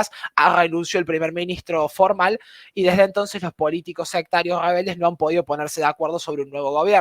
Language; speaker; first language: Spanish; native; Spanish